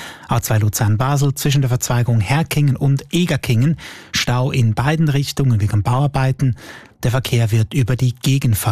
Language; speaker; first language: German; native; German